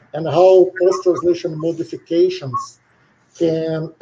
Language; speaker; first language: English; non-native, fluent; Portuguese